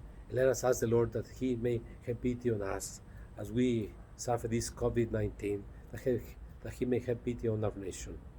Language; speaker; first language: English; non-native, fluent; Spanish